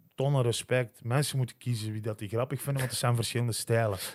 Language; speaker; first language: Dutch; early bilingual, other home language; Turkish